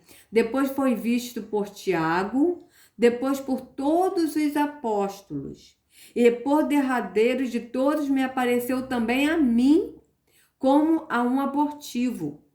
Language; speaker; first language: Portuguese; native; Portuguese